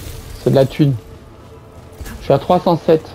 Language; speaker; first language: French; native; French